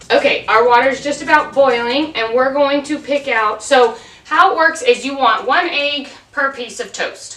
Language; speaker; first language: English; native; English